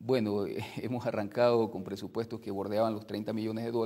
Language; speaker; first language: Spanish; native; Spanish